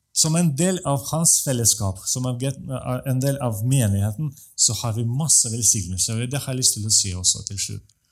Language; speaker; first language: Norwegian; non-native, fluent; Russian